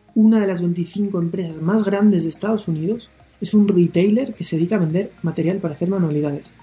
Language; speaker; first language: Spanish; native; Spanish